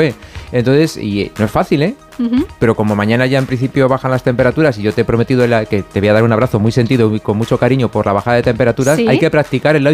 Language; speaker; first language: Spanish; native; Spanish